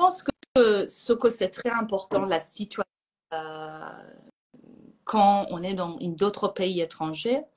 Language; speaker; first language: French; non-native, fluent; Persian